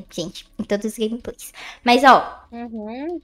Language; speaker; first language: Portuguese; native; Portuguese